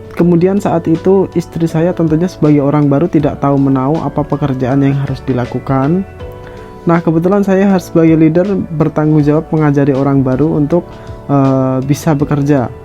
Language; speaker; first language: Indonesian; native; Indonesian